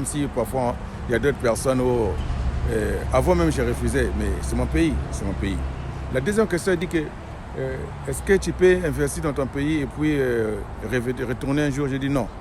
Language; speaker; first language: French; non-native, local second language; Lingala